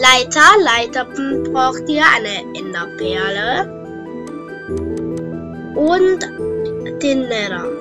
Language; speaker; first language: German; native; German